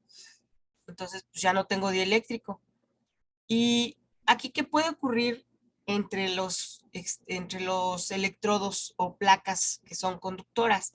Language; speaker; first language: Spanish; native; Spanish